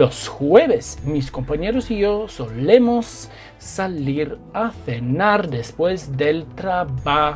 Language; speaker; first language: Spanish; non-native, fluent; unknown